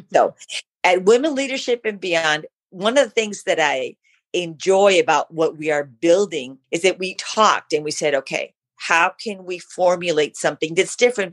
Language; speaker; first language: English; early bilingual, other home language; Spanish